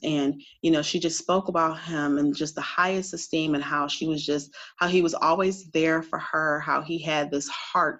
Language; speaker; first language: English; native; English